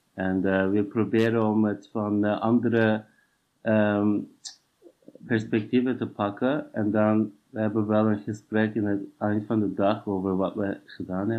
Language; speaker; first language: Dutch; non-native, fluent; English